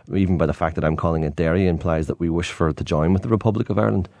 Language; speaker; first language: English; native; English